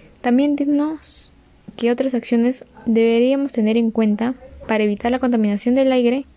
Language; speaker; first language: Spanish; native; Spanish